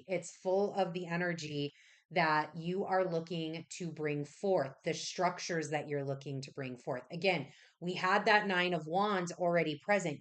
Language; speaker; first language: English; native; English